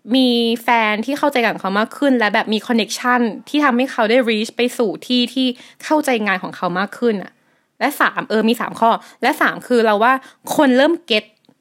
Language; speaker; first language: Thai; native; Thai